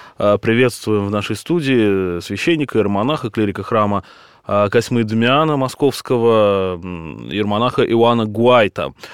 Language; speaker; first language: Russian; native; Russian